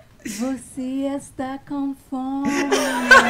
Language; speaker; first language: Portuguese; non-native, fluent; German